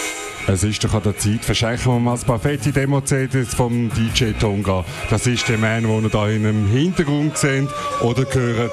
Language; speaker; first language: German; native; German